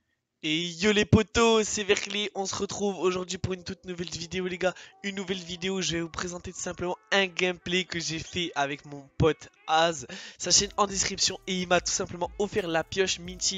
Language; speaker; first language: French; native; French